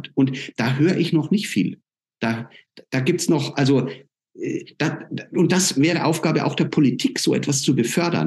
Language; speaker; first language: German; native; German